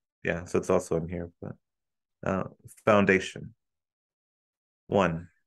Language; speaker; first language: English; early bilingual, other home language; Spanish